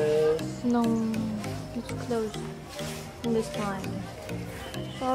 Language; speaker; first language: English; non-native, learner; Indonesian